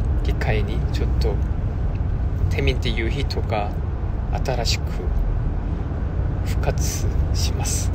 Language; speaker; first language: Japanese; non-native, fluent; Korean